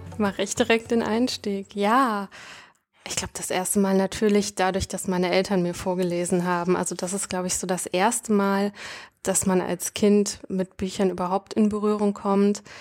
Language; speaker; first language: German; native; German